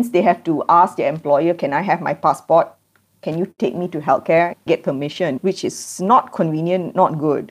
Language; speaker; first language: English; non-native, local second language; Tamil